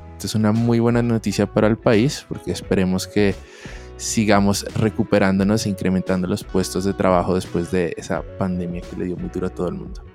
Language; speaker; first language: Spanish; native; Spanish